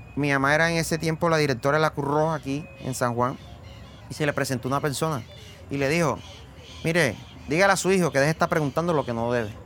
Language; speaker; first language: Spanish; native; Spanish